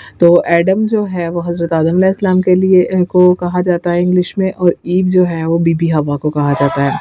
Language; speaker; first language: Urdu; native; Urdu